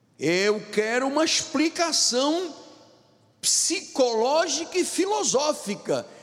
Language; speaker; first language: Portuguese; non-native, local second language; Tsonga